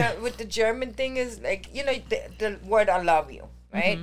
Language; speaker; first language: English; non-native, fluent; German